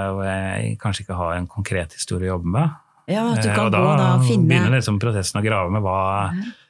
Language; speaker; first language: Norwegian; native; Norwegian